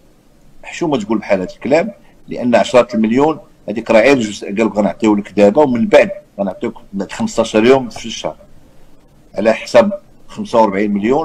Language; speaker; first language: Arabic; native; Arabic